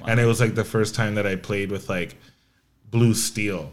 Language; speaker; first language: English; non-native, fluent; Spanish